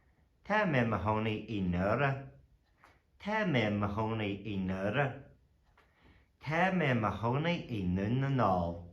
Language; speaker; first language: Irish; non-native, local second language; English